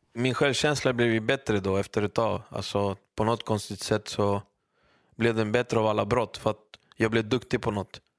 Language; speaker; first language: Swedish; early bilingual, other home language; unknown